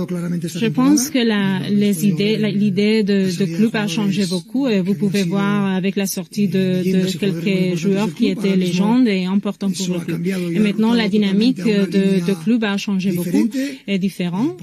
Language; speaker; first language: French; non-native, fluent; Spanish